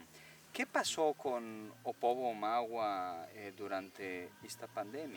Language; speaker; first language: Portuguese; non-native, learner; Spanish